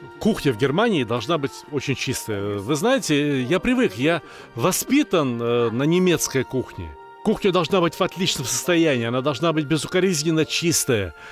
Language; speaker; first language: Russian; native; Russian